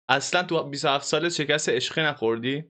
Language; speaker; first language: Persian; native; Persian